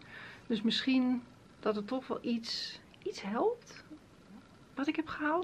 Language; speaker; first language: Dutch; native; Dutch